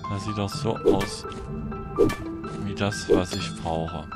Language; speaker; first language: German; native; German